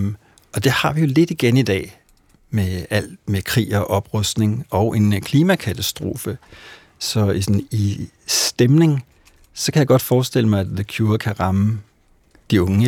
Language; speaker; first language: Danish; native; Danish